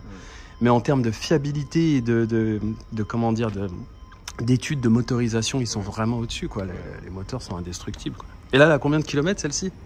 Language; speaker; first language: French; native; French